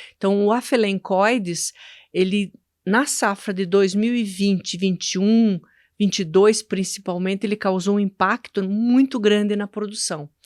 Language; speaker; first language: Portuguese; native; Portuguese